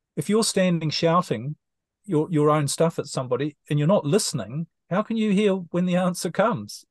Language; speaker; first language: English; native; English